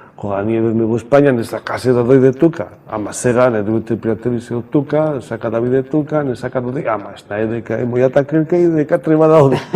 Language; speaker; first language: Macedonian; non-native, learner; Spanish